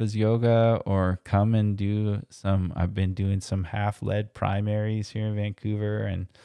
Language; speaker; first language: English; early bilingual, other home language; German